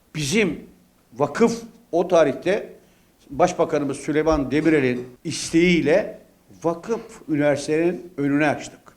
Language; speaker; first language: Turkish; native; Turkish